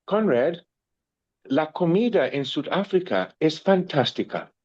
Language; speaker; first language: Spanish; non-native, learner; English